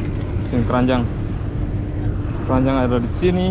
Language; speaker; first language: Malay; non-native, local second language; Javanese